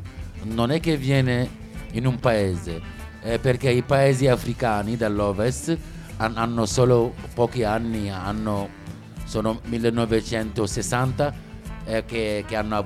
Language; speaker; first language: Italian; non-native, local second language; Wolof